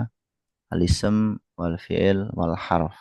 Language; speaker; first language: Arabic; non-native, fluent; Indonesian